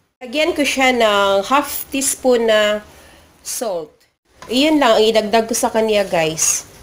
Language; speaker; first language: Filipino; non-native, local second language; Cebuano